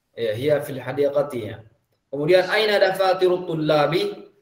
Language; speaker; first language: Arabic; non-native, fluent; Indonesian